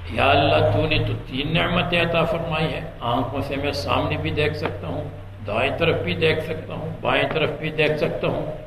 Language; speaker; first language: Urdu; non-native, local second language; Pashto